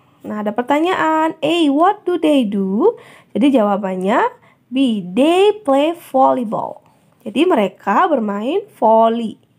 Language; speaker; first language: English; non-native, fluent; Indonesian